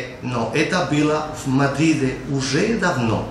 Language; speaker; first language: Russian; non-native, learner; Spanish